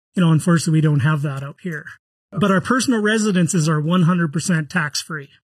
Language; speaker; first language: English; native; English